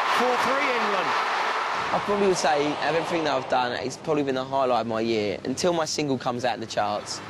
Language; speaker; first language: English; native; English